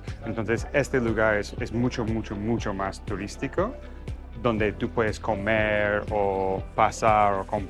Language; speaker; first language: Spanish; non-native, fluent; English